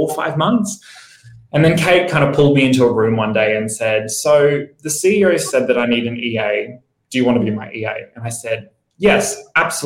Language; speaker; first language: English; native; English